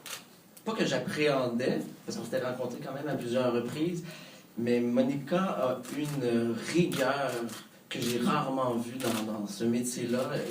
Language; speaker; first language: French; native; French